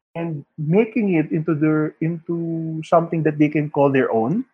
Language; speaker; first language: English; non-native, local second language; Filipino